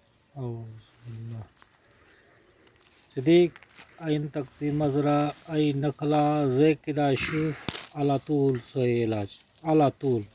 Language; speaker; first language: Arabic; non-native, learner; Urdu